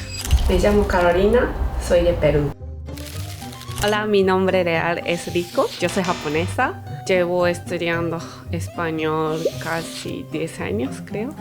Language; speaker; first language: Spanish; non-native, fluent; Japanese